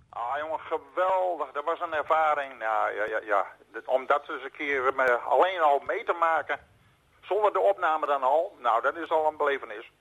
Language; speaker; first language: Dutch; native; Dutch